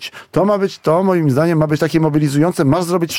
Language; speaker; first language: Polish; native; Polish